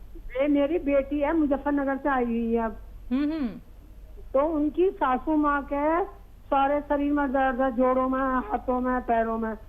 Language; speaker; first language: Hindi; native; Hindi